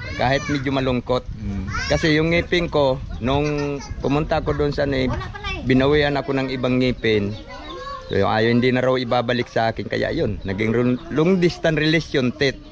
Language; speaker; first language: Filipino; native; Filipino